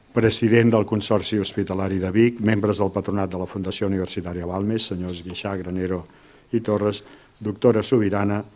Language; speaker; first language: Catalan; native; Catalan